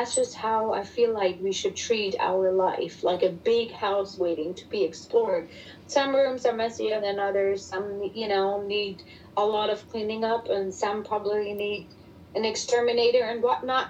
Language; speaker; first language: English; non-native, fluent; German